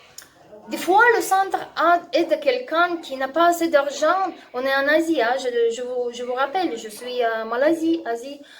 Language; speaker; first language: French; non-native, learner; Russian